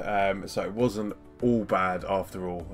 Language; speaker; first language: English; native; English